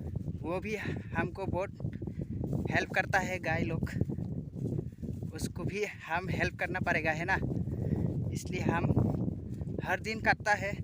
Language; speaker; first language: Hindi; non-native, local second language; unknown